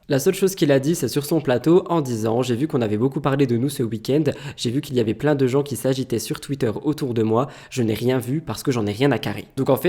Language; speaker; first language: French; native; French